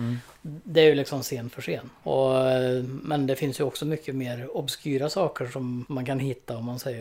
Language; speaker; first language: Swedish; native; Swedish